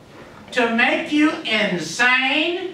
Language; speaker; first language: English; native; English